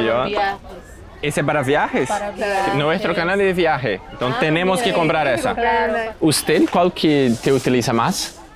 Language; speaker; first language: Spanish; non-native, learner; Portuguese